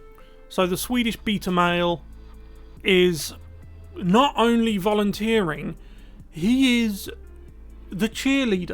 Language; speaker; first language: English; native; English